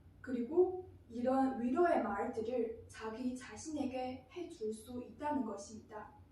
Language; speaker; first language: Korean; non-native, fluent; Chinese